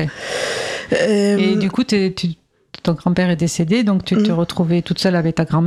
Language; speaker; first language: French; native; French